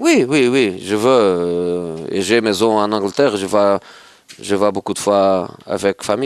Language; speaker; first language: French; non-native, fluent; Portuguese